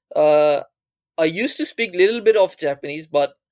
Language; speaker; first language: English; non-native, local second language; Urdu